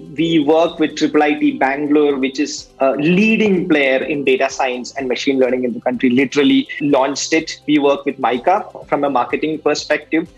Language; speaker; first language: English; non-native, local second language; Malayalam